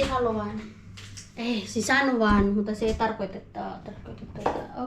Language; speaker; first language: Finnish; non-native, learner; Filipino